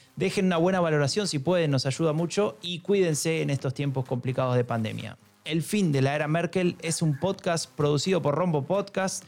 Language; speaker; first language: Spanish; native; Spanish